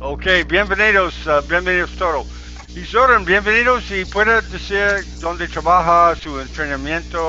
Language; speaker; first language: Spanish; non-native, learner; English